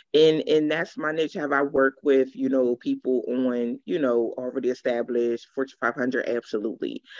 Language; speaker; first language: English; native; English